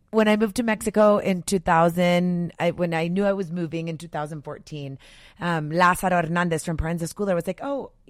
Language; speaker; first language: English; native; English